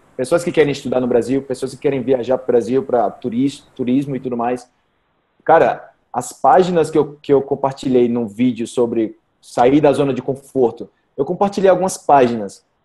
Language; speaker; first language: Portuguese; native; Portuguese